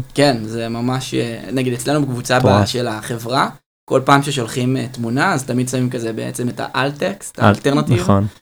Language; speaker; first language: Hebrew; native; Hebrew